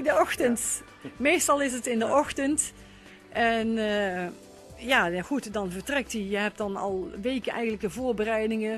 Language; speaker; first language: Dutch; native; Dutch